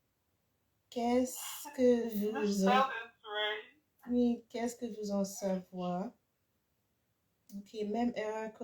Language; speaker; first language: French; non-native, fluent; English